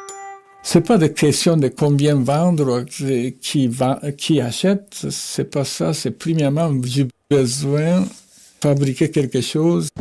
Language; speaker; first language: French; non-native, fluent; Japanese